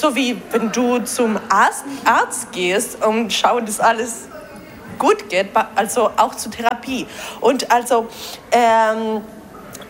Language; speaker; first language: German; non-native, learner; Spanish